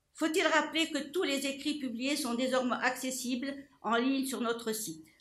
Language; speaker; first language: French; non-native, local second language; Arabic